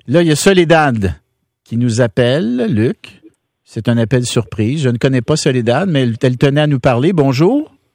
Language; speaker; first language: French; native; French